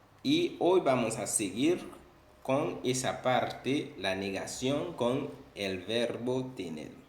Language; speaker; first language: Spanish; non-native, fluent; Haitian Creole